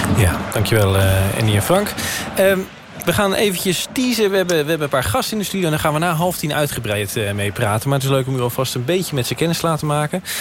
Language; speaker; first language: Dutch; native; Dutch